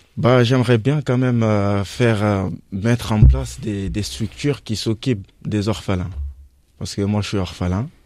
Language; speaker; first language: French; non-native, local second language; Fula